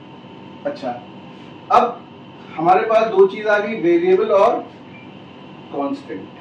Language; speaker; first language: Hindi; native; Hindi